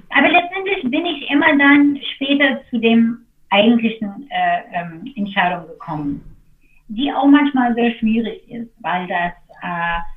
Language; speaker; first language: German; non-native, fluent; English